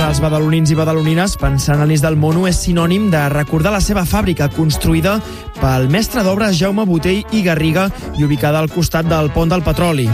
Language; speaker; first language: Catalan; native; Catalan